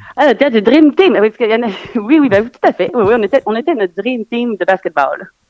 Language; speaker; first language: French; native; French